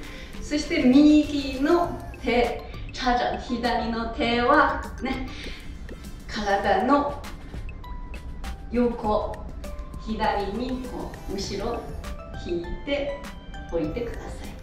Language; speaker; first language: Japanese; non-native, fluent; Chinese